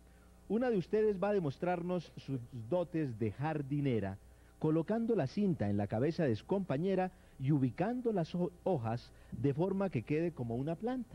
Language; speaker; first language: Spanish; native; Spanish